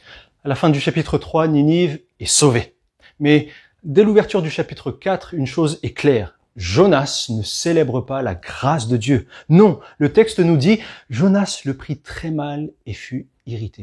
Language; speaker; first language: French; native; French